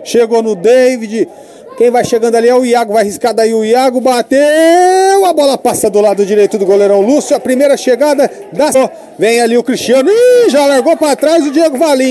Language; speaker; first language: Portuguese; native; Portuguese